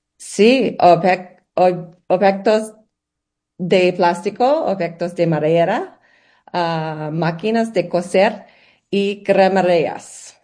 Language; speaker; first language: Spanish; non-native, learner; English